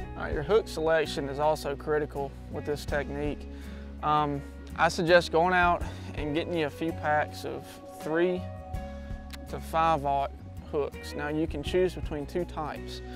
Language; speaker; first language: English; native; English